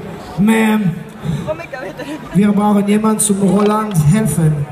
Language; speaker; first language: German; non-native, local second language; French